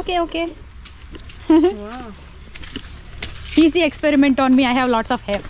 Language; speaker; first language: English; non-native, local second language; Telugu